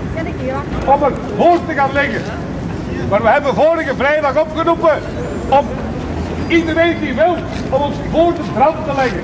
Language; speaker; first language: Dutch; native; Dutch